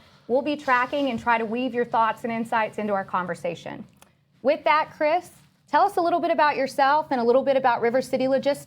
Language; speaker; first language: English; native; English